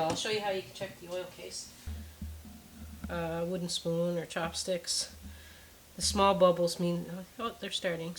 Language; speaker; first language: English; native; English